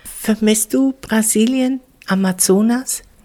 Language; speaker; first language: German; native; German